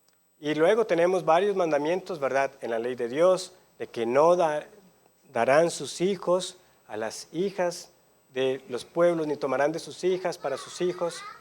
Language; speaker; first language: Spanish; native; Spanish